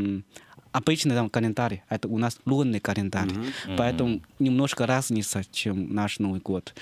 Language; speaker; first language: Russian; non-native, learner; Chinese